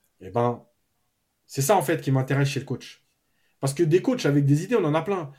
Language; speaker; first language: French; native; French